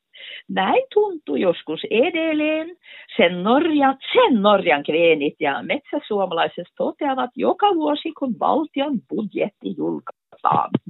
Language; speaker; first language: Finnish; non-native, fluent; Norwegian